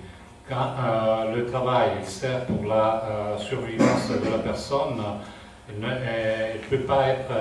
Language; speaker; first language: French; non-native, fluent; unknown